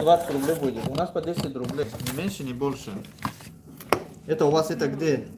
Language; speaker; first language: Russian; non-native, fluent; Tajik